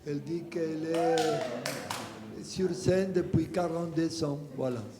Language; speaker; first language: French; non-native, fluent; Spanish